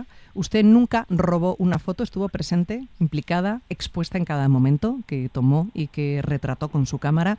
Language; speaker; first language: Spanish; native; Spanish